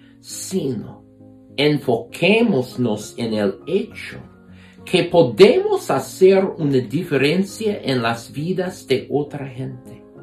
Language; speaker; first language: Spanish; non-native, fluent; English